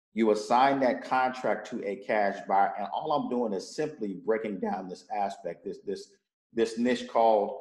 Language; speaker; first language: English; native; English